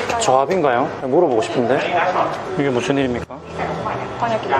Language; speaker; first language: Korean; native; Korean